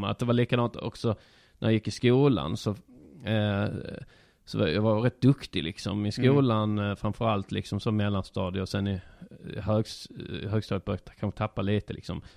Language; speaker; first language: Swedish; native; Swedish